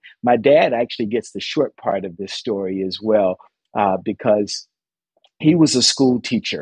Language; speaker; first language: English; native; English